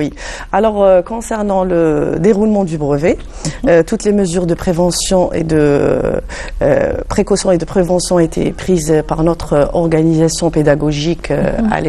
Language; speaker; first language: French; non-native, local second language; Arabic